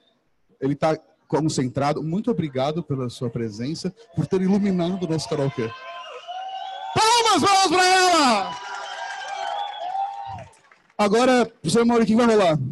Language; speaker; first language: Portuguese; native; Portuguese